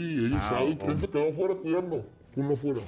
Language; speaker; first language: Spanish; native; Spanish